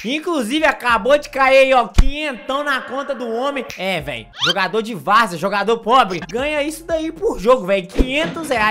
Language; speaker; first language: Portuguese; native; Portuguese